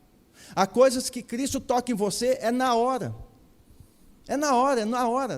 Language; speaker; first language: Portuguese; native; Portuguese